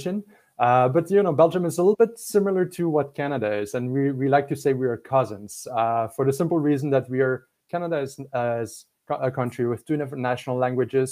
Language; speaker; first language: English; non-native, fluent; French